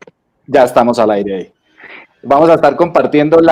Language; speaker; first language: Spanish; native; Spanish